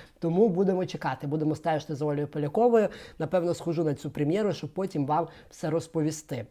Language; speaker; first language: Ukrainian; non-native, local second language; Russian